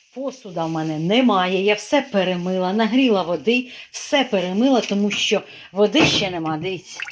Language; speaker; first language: Ukrainian; non-native, local second language; Russian